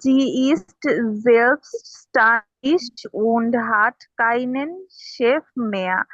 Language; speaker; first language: German; non-native, learner; Bangla